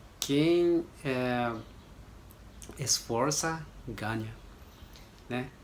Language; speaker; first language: Portuguese; non-native, learner; Japanese